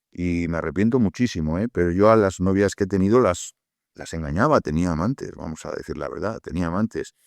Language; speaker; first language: Spanish; native; Spanish